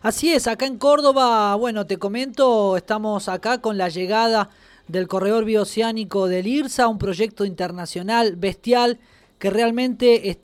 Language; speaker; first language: Spanish; native; Spanish